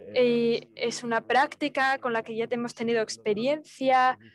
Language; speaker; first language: Spanish; non-native, fluent; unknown